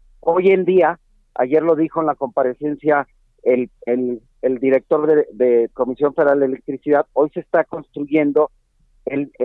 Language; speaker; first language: Spanish; native; Spanish